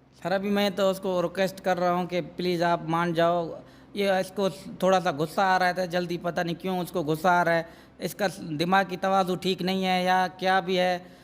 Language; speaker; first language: Urdu; non-native, local second language; Saraiki